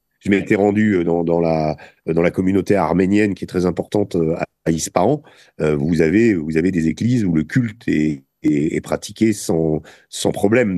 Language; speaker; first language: French; native; French